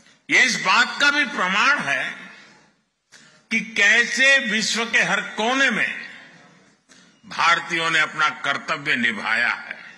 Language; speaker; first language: Hindi; non-native, local second language; Gujarati